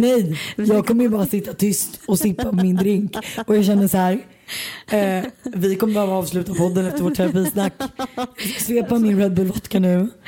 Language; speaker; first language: Swedish; native; Swedish